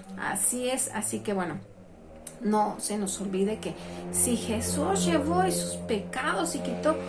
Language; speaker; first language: Spanish; native; Spanish